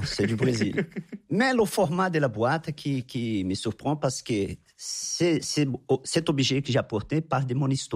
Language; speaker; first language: French; non-native, fluent; Portuguese